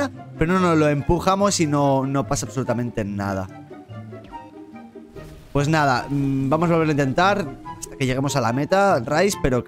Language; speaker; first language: Spanish; native; Spanish